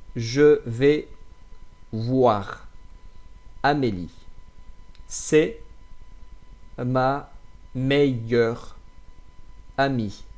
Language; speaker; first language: French; non-native, fluent; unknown